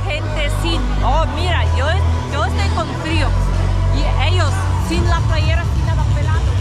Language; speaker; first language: Spanish; non-native, fluent; Portuguese